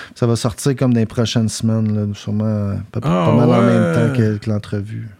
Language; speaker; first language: French; native; French